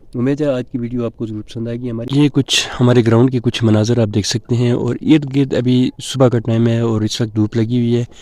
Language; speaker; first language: Urdu; non-native, local second language; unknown